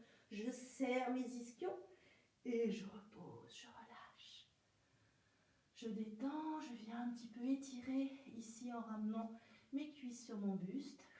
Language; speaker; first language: French; native; French